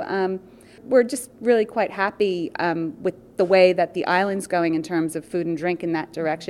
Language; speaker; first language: English; native; English